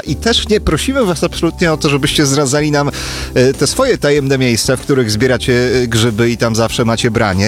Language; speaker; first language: Polish; native; Polish